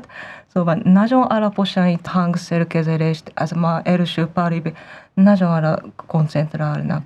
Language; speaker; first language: Hungarian; non-native, fluent; Japanese